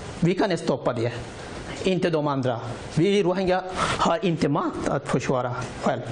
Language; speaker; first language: Swedish; non-native, learner; Rohingya